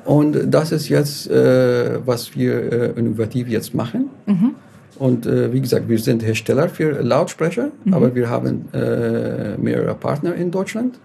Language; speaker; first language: German; non-native, fluent; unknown